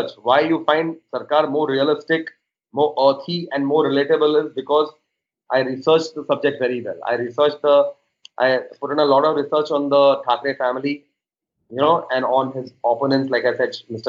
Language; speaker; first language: English; non-native, local second language; Hindi